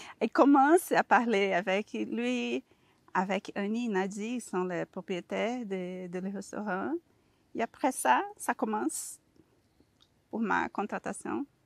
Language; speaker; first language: French; non-native, learner; Portuguese